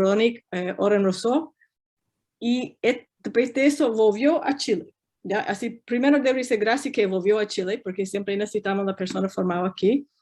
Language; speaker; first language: Spanish; non-native, fluent; English